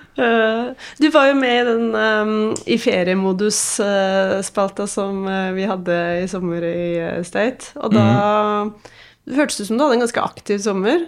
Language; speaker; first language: Norwegian; native; Norwegian